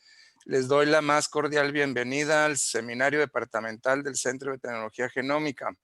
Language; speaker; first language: Spanish; native; Spanish